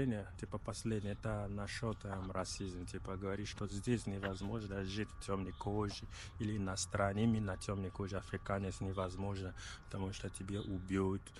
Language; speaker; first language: Russian; non-native, learner; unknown